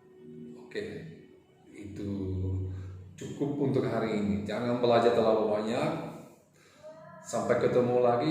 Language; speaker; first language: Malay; non-native, fluent; English